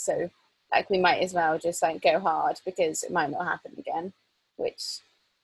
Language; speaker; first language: English; native; English